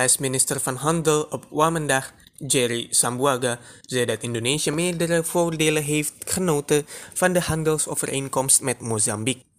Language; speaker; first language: Dutch; non-native, fluent; Indonesian